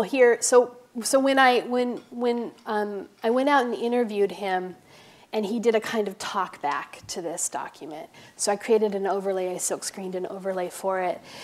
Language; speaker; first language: English; native; English